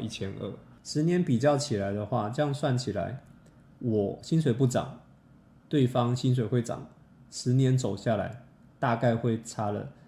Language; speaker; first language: Chinese; native; Chinese